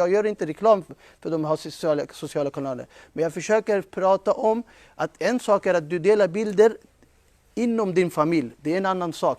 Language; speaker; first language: Swedish; non-native, fluent; Urdu